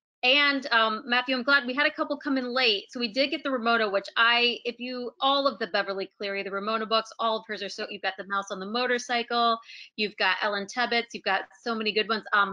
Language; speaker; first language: English; native; English